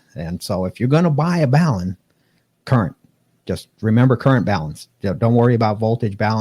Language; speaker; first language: English; native; English